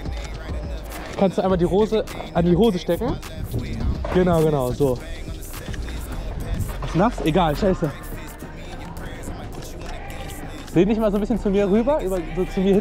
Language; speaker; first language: German; native; German